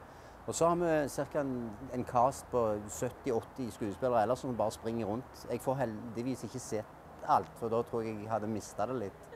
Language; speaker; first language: Norwegian; native; Norwegian